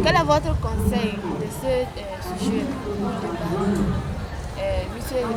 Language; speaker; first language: French; non-native, fluent; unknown